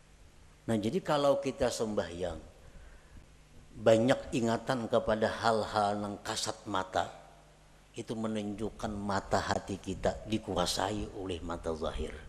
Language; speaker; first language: Indonesian; non-native, local second language; Banjar